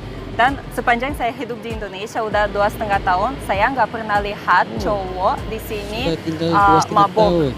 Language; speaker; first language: Indonesian; non-native, fluent; Russian